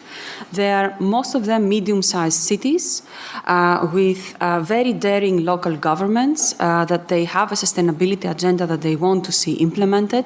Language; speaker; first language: English; non-native, fluent; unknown